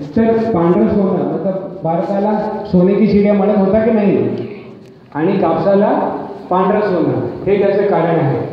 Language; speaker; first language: Marathi; non-native, local second language; Hindi